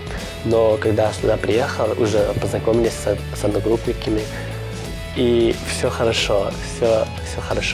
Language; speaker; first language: Russian; non-native, fluent; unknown